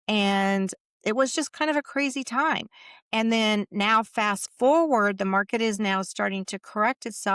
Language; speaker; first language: English; native; English